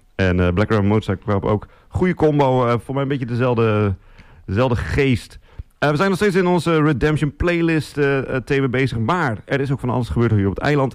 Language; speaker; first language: Dutch; native; Dutch